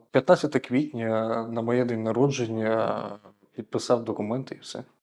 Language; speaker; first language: Ukrainian; native; Ukrainian